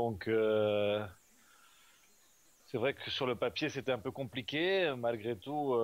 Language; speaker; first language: French; native; French